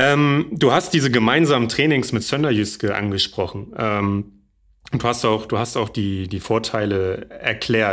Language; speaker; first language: German; native; German